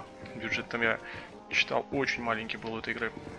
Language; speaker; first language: Russian; native; Russian